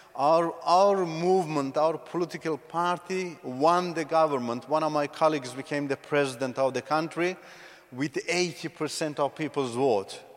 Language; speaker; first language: English; non-native, fluent; Persian